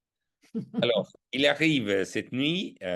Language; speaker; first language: French; non-native, fluent; Italian